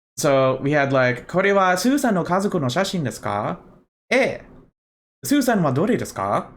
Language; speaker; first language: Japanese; non-native, learner; English